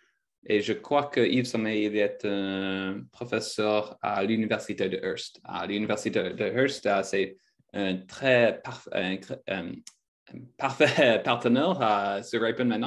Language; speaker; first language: French; non-native, fluent; English